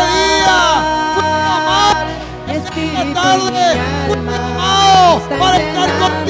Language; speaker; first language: Spanish; native; Spanish